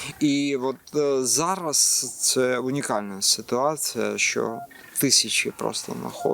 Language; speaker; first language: Ukrainian; non-native, local second language; Russian